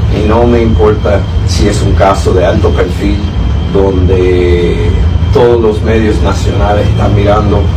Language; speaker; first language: Spanish; early bilingual, heritage; Spanish